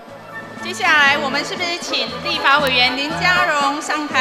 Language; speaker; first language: Chinese; native; Chinese